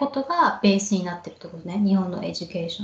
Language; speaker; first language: Japanese; native; Japanese